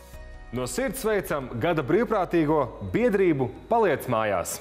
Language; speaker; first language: Latvian; native; Latvian